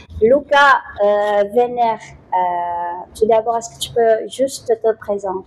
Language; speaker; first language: French; non-native, fluent; Indonesian